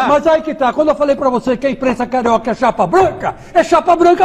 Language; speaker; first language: Portuguese; native; Portuguese